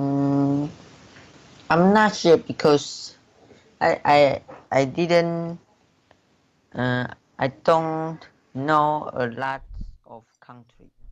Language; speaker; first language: English; non-native, learner; Chinese